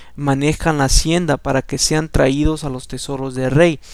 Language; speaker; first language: Spanish; early bilingual, heritage; Spanish